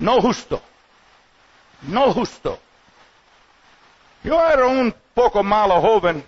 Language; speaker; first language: Spanish; non-native, learner; English